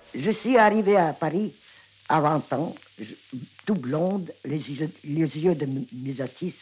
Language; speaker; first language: French; non-native, fluent; Russian